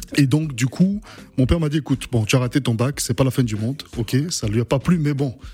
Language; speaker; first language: French; native; French